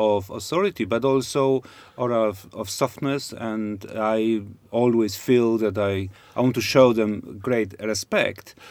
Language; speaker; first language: English; non-native, fluent; Polish